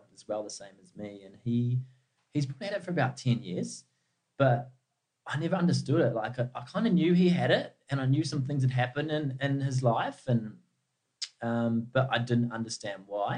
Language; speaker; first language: English; native; English